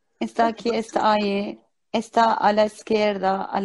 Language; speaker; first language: Spanish; non-native, learner; Turkish